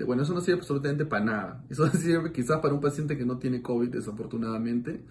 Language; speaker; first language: Spanish; native; Spanish